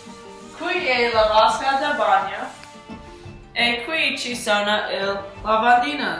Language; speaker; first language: Italian; non-native, learner; English